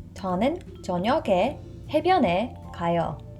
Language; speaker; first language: Korean; non-native, fluent; English